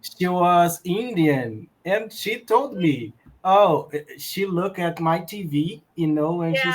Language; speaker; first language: English; non-native, learner; Portuguese